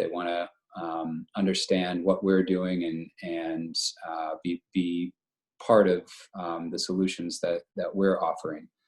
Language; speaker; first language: English; native; English